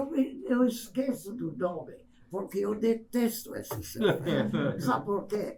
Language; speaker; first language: Portuguese; non-native, fluent; English